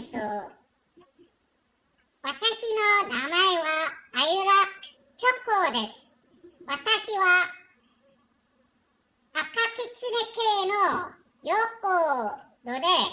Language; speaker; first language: Japanese; non-native, learner; Korean